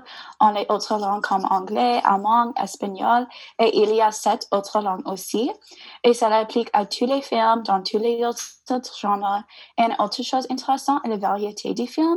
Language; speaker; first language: French; non-native, learner; English